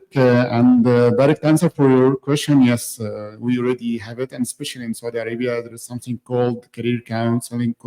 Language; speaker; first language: English; non-native, fluent; Arabic